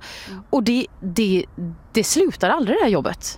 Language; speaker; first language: Swedish; native; Swedish